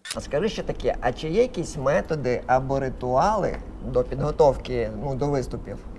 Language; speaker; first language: Ukrainian; native; Ukrainian